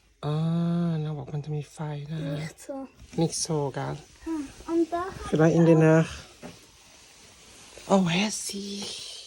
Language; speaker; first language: German; non-native, learner; Thai